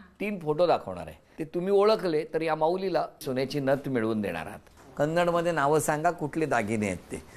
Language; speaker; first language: Marathi; native; Marathi